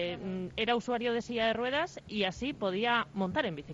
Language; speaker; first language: Spanish; native; Spanish